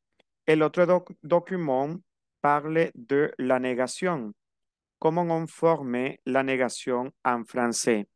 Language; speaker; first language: French; non-native, fluent; Spanish